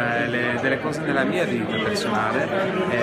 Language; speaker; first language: Italian; non-native, fluent; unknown